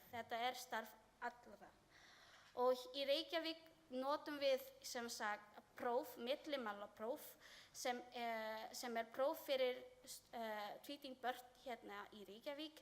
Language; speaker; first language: Icelandic; non-native, learner; Filipino